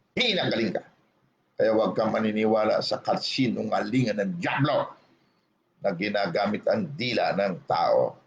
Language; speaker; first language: Filipino; non-native, local second language; Hiligaynon